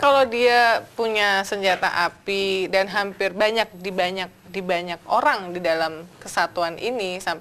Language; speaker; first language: Indonesian; native; Indonesian